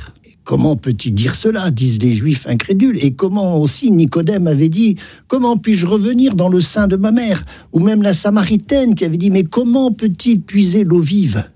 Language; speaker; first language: French; native; French